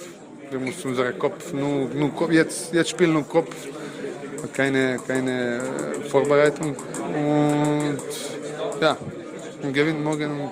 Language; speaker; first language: German; non-native, learner; Croatian